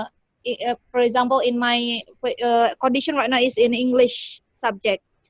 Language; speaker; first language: English; non-native, learner; Indonesian